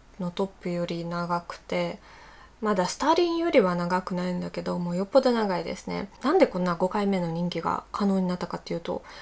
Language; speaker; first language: Japanese; non-native, fluent; Russian